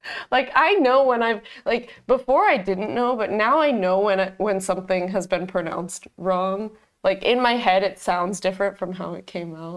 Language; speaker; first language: English; native; English